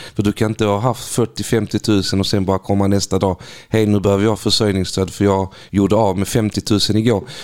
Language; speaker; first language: Swedish; early bilingual, other home language; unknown